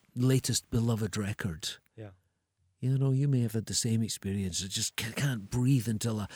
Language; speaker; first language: English; native; English